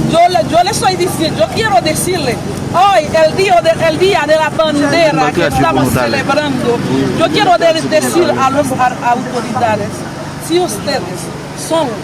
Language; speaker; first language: Spanish; non-native, local second language; Haitian Creole